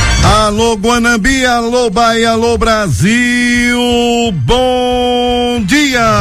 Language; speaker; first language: Portuguese; native; Portuguese